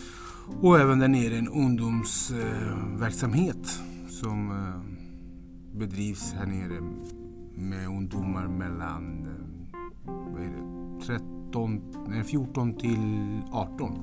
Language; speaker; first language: Swedish; non-native, fluent; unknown